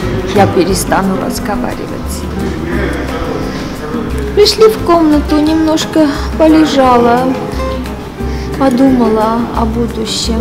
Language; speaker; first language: Russian; non-native, fluent; Armenian